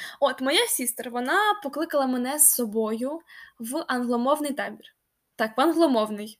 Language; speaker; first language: Ukrainian; non-native, local second language; Russian